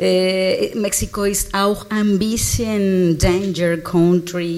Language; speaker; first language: German; non-native, learner; Spanish